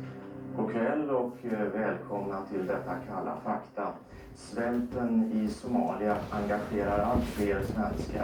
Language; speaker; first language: Swedish; native; Swedish